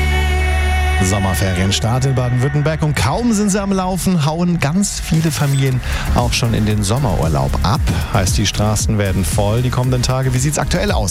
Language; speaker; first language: German; native; German